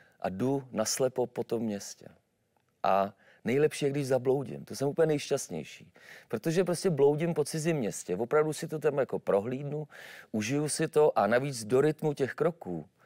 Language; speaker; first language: Czech; native; Czech